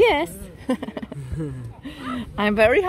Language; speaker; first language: English; non-native, fluent; German